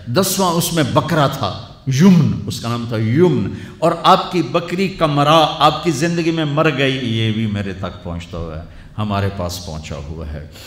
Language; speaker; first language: Urdu; non-native, local second language; Punjabi